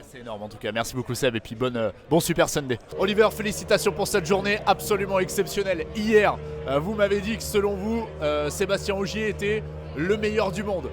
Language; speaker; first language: French; native; French